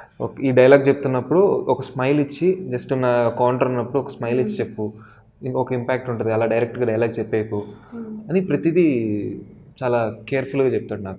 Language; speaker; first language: Telugu; native; Telugu